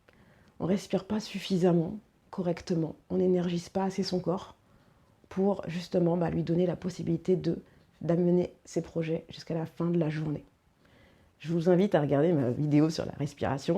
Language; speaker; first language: French; native; French